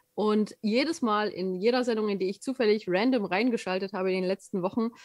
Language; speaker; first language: German; native; German